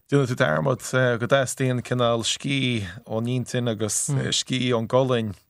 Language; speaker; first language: Irish; native; Irish